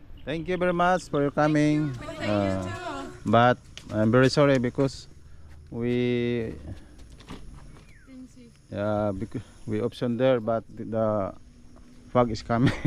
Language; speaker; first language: English; non-native, learner; Filipino